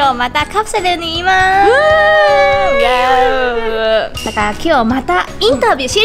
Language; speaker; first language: Japanese; non-native, learner; Chinese